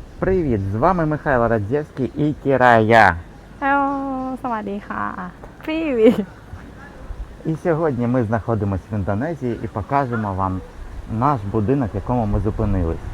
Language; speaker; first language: Ukrainian; native; Ukrainian